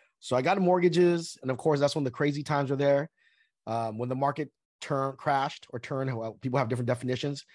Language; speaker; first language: English; early bilingual, other home language; Vietnamese